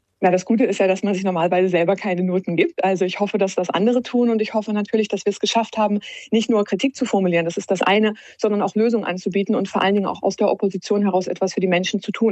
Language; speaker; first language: German; native; German